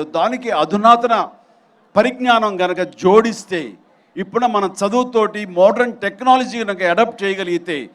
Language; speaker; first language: Telugu; native; Telugu